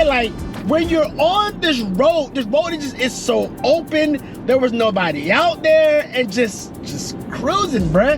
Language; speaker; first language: English; native; English